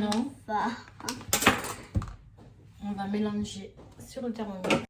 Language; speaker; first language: French; native; French